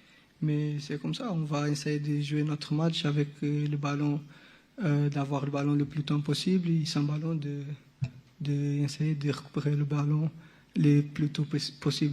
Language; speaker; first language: French; non-native, local second language; Portuguese